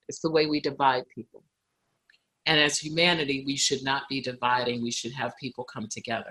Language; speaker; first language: English; native; English